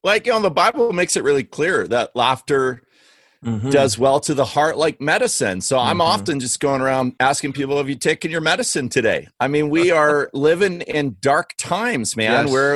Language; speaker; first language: English; native; English